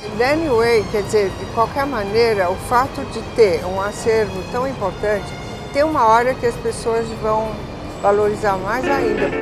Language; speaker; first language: Portuguese; non-native, fluent; Italian